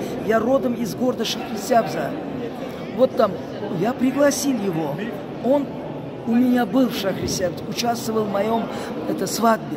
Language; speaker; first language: Russian; non-native, local second language; Uzbek